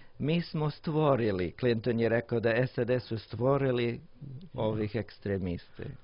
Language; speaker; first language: Croatian; non-native, learner; English